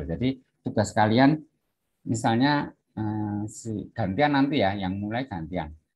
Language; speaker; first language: Indonesian; native; Indonesian